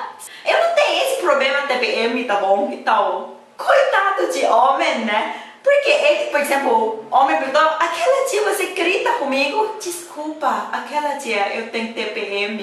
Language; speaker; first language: Portuguese; non-native, learner; Thai